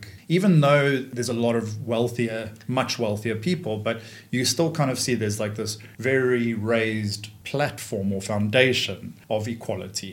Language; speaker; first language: English; native; English